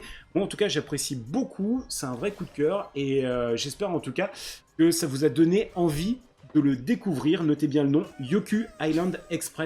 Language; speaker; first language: French; native; French